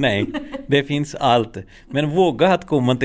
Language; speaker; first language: Swedish; non-native, learner; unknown